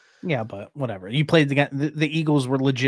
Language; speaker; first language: English; native; English